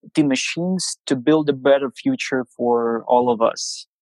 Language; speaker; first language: English; non-native, fluent; Russian